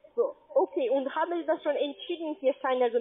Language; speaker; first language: German; non-native, learner; Spanish